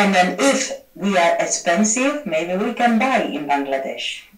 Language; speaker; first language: English; non-native, fluent; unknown